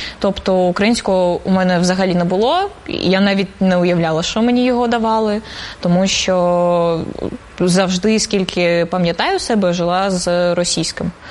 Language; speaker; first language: Ukrainian; non-native, local second language; Russian